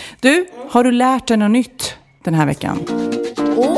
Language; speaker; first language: Swedish; native; Swedish